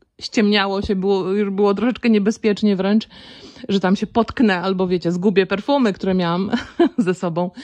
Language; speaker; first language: Polish; native; Polish